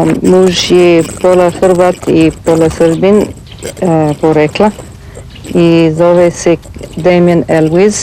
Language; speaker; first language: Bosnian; early bilingual, heritage; Bosnian